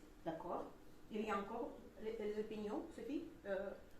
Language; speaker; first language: French; non-native, fluent; Russian